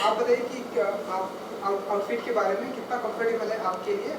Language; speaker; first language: Hindi; native; Hindi